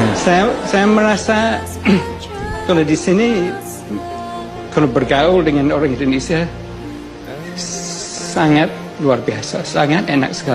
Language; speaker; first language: Indonesian; non-native, fluent; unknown